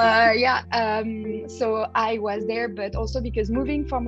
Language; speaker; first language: English; non-native, fluent; French